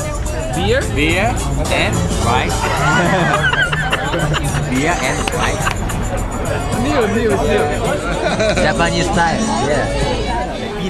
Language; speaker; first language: English; non-native, learner; Japanese